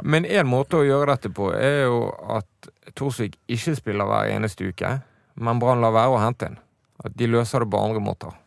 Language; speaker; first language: Norwegian; native; Norwegian